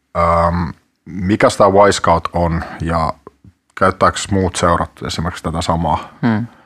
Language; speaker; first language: Finnish; native; Finnish